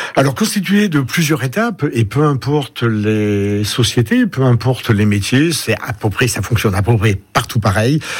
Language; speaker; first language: French; native; French